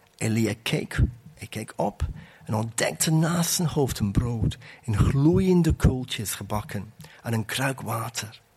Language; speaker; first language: Dutch; non-native, fluent; English